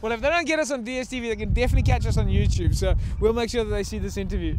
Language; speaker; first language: English; non-native, local second language; Afrikaans